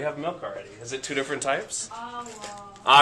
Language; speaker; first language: English; native; English